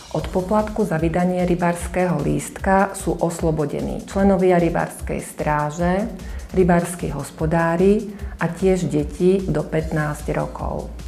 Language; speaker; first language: Slovak; native; Slovak